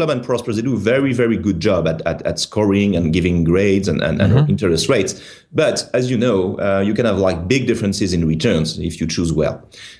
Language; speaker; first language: English; non-native, fluent; French